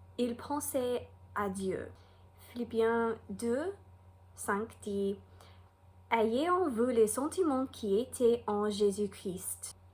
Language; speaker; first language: French; non-native, fluent; English